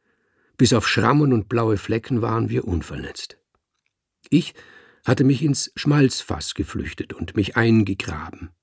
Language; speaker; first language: German; native; German